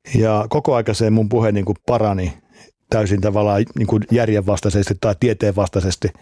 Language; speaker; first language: Finnish; native; Finnish